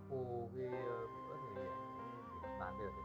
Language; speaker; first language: Vietnamese; native; Vietnamese